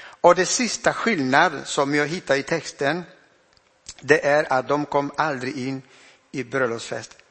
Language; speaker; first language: Swedish; non-native, fluent; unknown